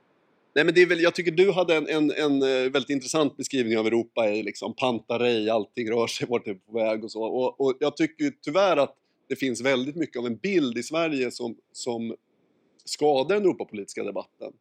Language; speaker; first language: Swedish; native; Swedish